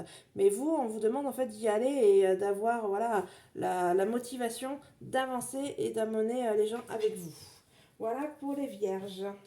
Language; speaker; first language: French; native; French